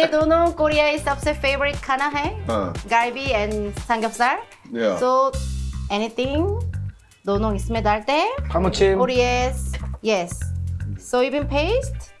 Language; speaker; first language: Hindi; non-native, fluent; Korean